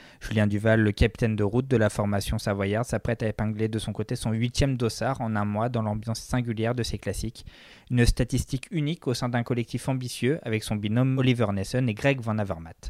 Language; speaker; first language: French; native; French